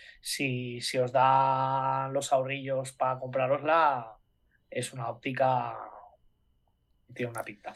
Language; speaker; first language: Spanish; native; Spanish